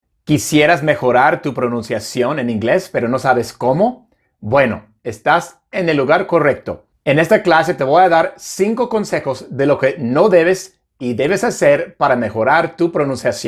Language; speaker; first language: Spanish; non-native, fluent; English